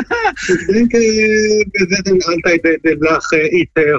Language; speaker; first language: Dutch; non-native, learner; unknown